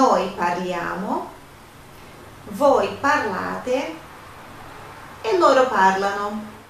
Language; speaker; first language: Italian; non-native, fluent; Portuguese